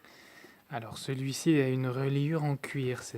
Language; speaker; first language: French; native; French